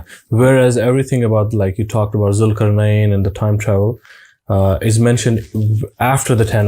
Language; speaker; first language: English; non-native, local second language; Urdu